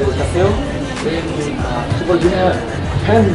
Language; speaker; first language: Korean; non-native, learner; Spanish